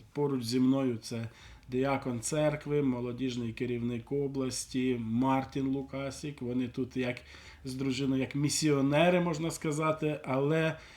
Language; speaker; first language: Ukrainian; native; Ukrainian